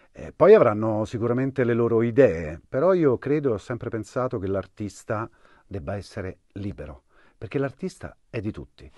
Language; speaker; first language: Italian; native; Italian